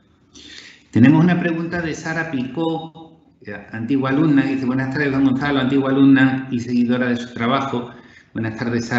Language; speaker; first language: Spanish; native; Spanish